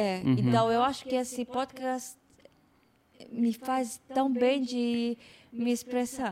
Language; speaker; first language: Portuguese; non-native, fluent; Hebrew